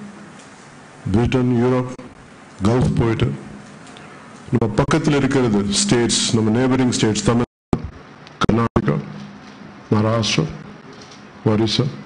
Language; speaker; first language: Tamil; non-native, local second language; Telugu